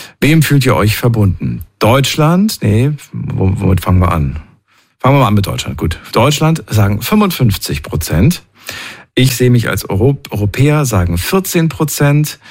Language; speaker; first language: German; native; German